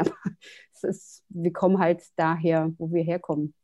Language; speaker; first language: German; native; German